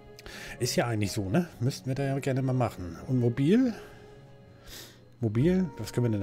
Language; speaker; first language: German; native; German